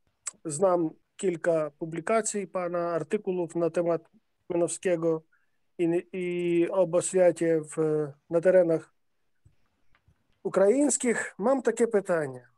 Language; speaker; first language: Polish; non-native, fluent; Ukrainian